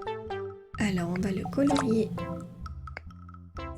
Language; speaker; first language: French; native; French